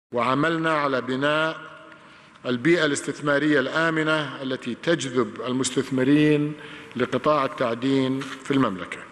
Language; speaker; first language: Arabic; native; Arabic